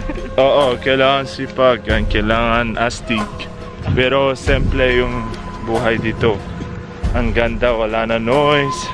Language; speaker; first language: Filipino; non-native, learner; German